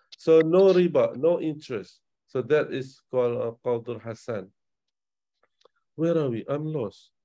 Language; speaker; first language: English; non-native, local second language; Malay